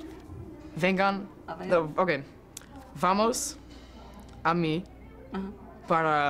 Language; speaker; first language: Spanish; non-native, learner; English